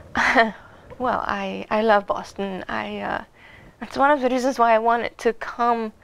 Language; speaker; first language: English; non-native, fluent; Bulgarian